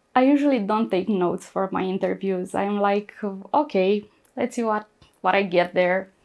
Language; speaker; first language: English; non-native, fluent; Romanian